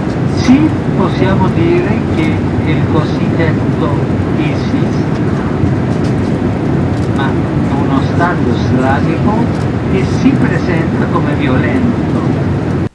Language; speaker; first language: Italian; non-native, fluent; Spanish